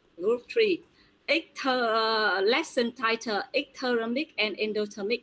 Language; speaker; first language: English; non-native, fluent; Vietnamese